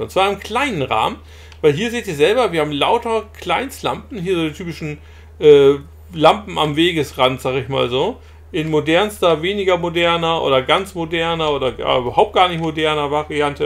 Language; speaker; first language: German; native; German